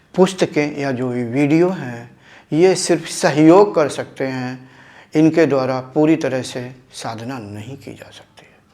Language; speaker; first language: Hindi; native; Hindi